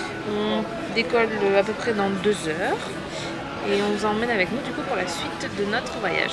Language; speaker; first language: French; native; French